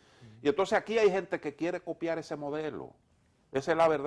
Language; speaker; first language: Spanish; native; Spanish